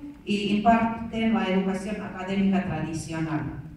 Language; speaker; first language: Spanish; non-native, fluent; Finnish